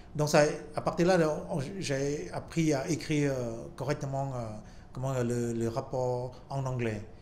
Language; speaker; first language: French; non-native, fluent; Khmer